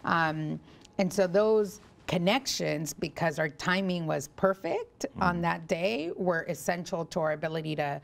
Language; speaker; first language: English; early bilingual, other home language; Spanish